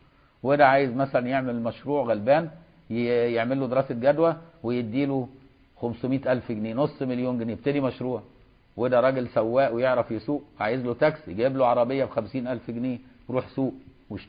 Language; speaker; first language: Arabic; native; Arabic